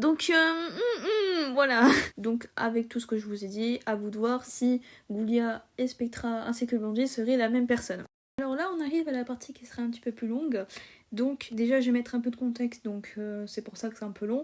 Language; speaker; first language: French; native; French